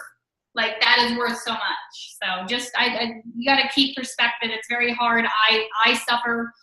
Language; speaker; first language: English; native; English